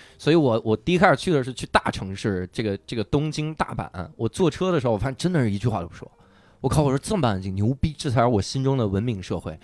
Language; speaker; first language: Chinese; native; Chinese